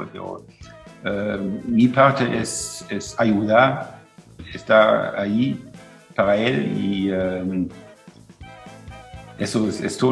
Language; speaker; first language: Spanish; non-native, fluent; German